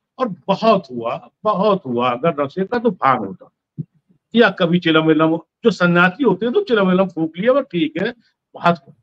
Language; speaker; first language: Hindi; native; Hindi